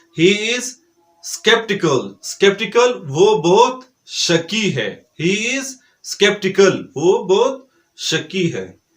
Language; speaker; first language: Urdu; non-native, local second language; Pashto